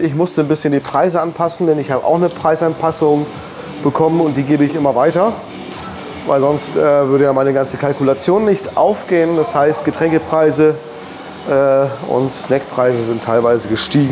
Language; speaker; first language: German; native; German